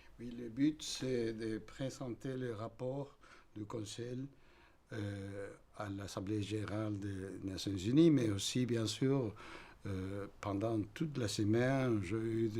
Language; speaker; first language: French; non-native, fluent; Spanish